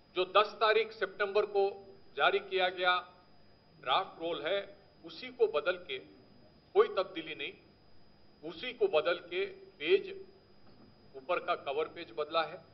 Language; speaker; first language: Hindi; non-native, local second language; Telugu